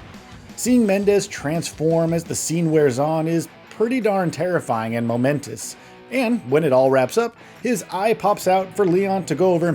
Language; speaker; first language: English; native; English